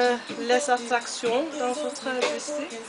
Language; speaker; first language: French; non-native, learner; Dutch